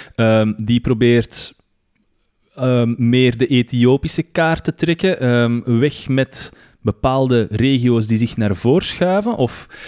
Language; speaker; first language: Dutch; native; Dutch